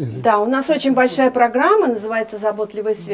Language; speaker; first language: Russian; native; Russian